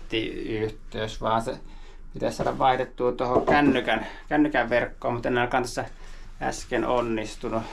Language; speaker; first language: Finnish; native; Finnish